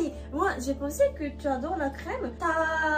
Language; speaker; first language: French; non-native, learner; Japanese